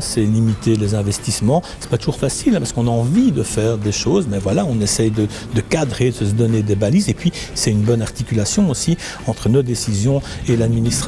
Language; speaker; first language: French; native; French